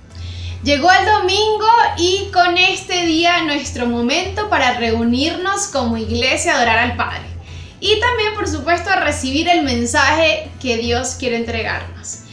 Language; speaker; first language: Spanish; native; Spanish